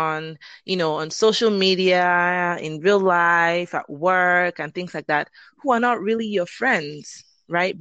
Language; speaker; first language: English; non-native, local second language; Yoruba